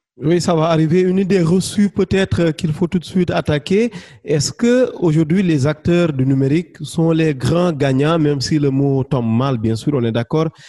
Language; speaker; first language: French; non-native, local second language; Wolof